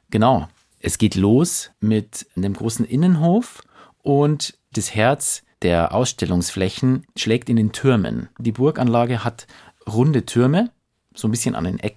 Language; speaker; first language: German; native; German